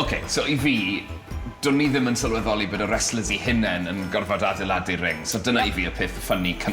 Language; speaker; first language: Welsh; native; Welsh